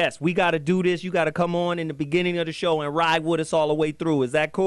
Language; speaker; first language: English; native; English